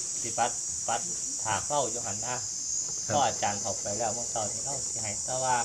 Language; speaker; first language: Thai; native; Thai